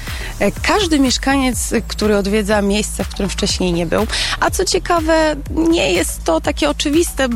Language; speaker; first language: Polish; native; Polish